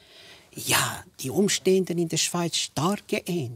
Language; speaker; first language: German; non-native, fluent; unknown